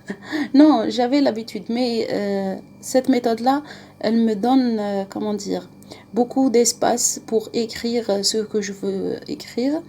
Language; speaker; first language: French; non-native, local second language; Arabic